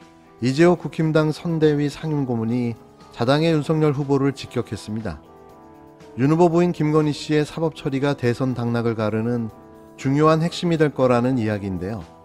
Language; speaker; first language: Korean; native; Korean